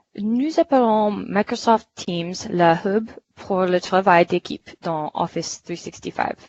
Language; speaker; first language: French; non-native, fluent; English